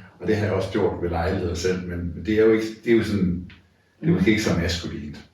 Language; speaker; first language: Danish; native; Danish